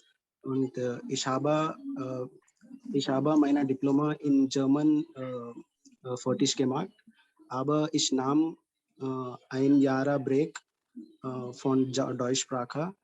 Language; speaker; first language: German; non-native, learner; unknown